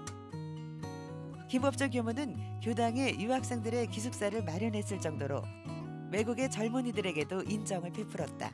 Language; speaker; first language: Korean; native; Korean